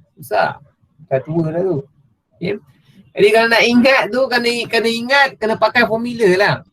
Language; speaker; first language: Malay; non-native, local second language; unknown